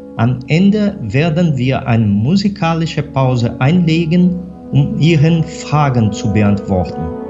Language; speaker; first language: German; non-native, fluent; Portuguese